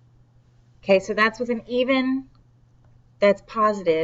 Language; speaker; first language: English; native; English